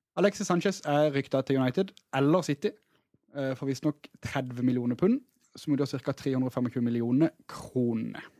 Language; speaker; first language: Norwegian; native; Norwegian